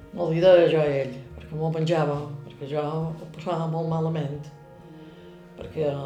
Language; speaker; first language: Catalan; native; Catalan